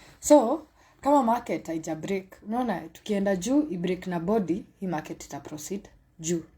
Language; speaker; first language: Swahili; non-native, local second language; Kikuyu